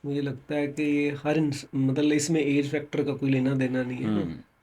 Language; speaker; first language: Hindi; non-native, local second language; Punjabi